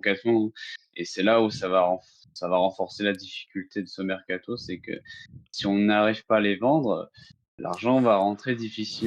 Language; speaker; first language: French; native; French